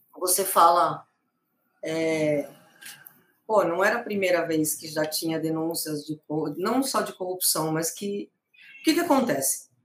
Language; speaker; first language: Portuguese; early bilingual, other home language; Spanish